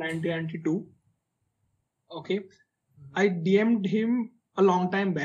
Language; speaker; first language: English; non-native, local second language; Hindi